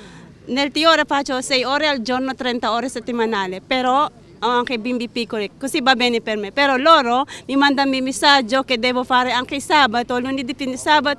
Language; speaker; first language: Italian; non-native, learner; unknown